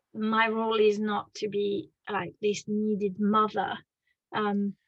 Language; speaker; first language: English; non-native, fluent; French